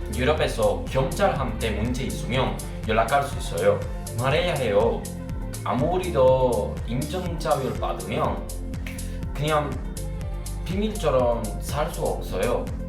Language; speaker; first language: Korean; non-native, learner; Spanish